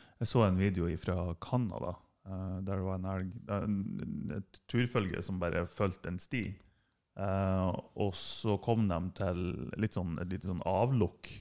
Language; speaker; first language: Norwegian; non-native, fluent; German